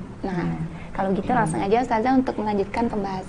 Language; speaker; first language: Indonesian; native; Indonesian